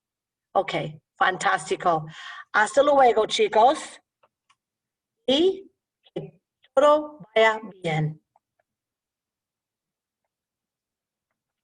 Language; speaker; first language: Spanish; non-native, fluent; English